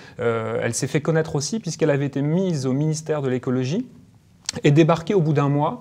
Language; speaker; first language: French; native; French